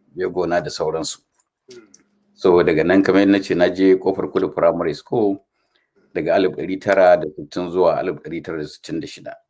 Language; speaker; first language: Hausa; native; Hausa